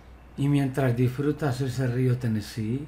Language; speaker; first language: Spanish; native; Spanish